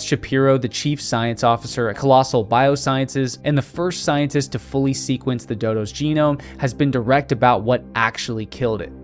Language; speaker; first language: English; native; English